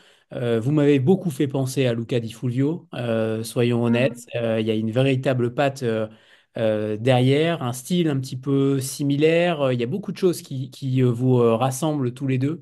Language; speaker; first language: French; native; French